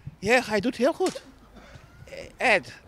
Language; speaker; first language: Dutch; non-native, learner; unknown